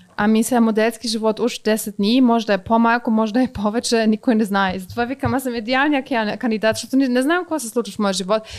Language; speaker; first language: Bulgarian; native; Bulgarian